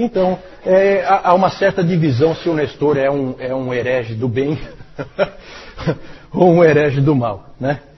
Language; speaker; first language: Portuguese; native; Portuguese